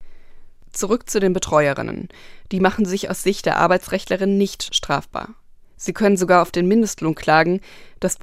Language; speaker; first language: German; native; German